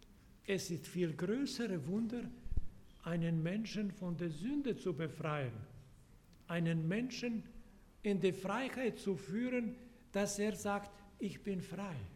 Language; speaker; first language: German; non-native, fluent; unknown